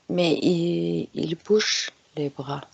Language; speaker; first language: French; non-native, fluent; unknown